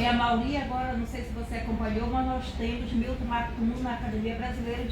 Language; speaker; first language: Portuguese; native; Portuguese